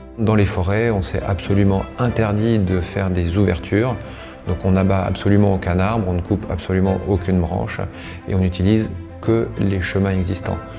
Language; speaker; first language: French; native; French